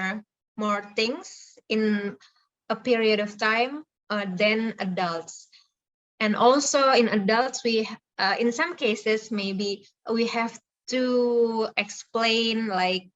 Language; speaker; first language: English; non-native, fluent; Indonesian